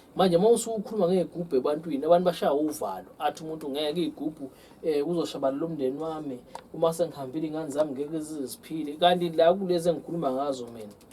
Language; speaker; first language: Zulu; native; Zulu